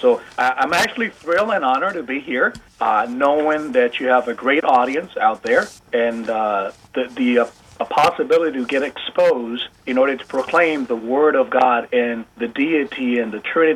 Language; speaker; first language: English; non-native, fluent; Spanish